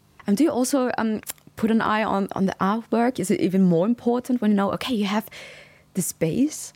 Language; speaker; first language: English; non-native, fluent; German